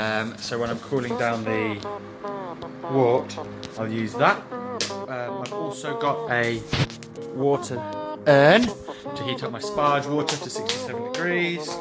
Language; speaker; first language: English; native; English